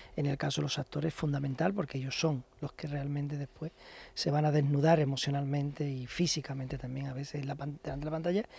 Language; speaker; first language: Spanish; native; Spanish